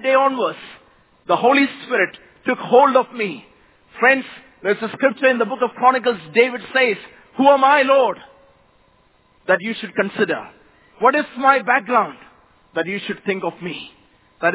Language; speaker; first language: English; non-native, local second language; Malayalam